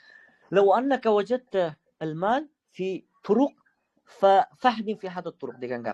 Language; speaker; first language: Arabic; non-native, fluent; Uzbek